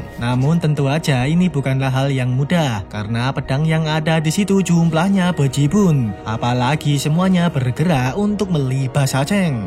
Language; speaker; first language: Indonesian; native; Indonesian